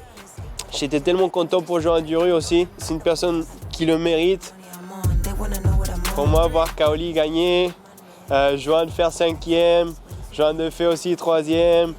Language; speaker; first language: French; early bilingual, heritage; French